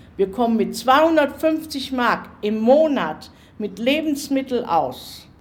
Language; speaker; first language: German; native; German